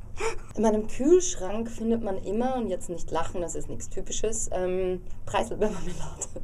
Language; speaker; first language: German; native; German